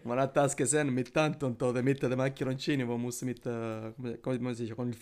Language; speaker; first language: German; non-native, learner; Italian